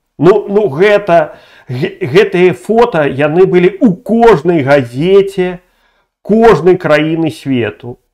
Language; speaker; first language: Belarusian; non-native, local second language; Russian